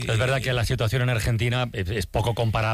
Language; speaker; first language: Spanish; native; Spanish